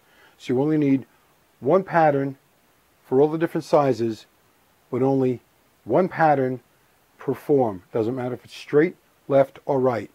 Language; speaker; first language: English; native; English